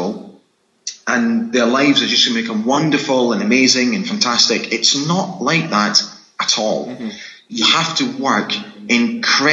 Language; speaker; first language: English; native; English